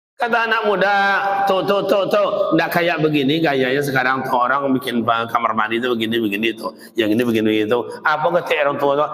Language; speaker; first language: Malay; native; Malay